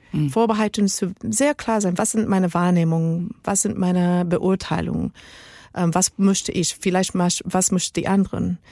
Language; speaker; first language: German; non-native, learner; Spanish